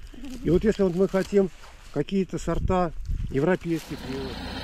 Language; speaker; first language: Russian; native; Russian